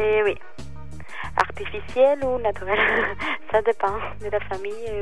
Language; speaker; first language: French; non-native, fluent; Spanish